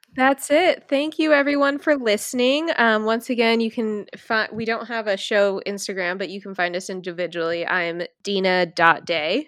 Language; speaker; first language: English; native; English